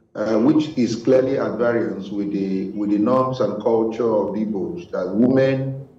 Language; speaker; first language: English; non-native, local second language; Igbo